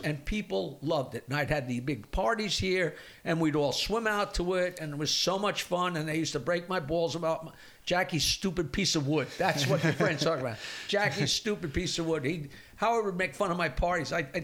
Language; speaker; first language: English; native; English